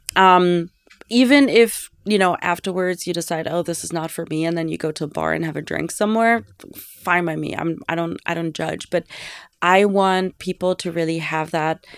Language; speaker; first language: English; non-native, fluent; German